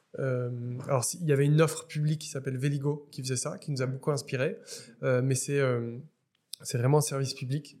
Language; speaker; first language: French; non-native, local second language; Arabic